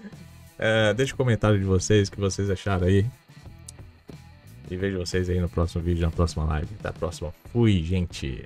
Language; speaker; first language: Portuguese; native; Portuguese